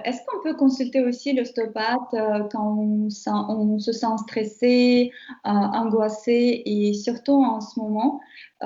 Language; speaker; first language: French; non-native, fluent; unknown